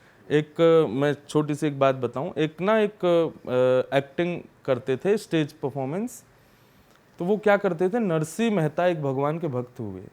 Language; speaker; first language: Hindi; native; Hindi